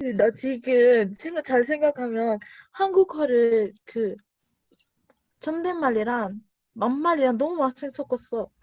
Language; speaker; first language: Korean; non-native, learner; Spanish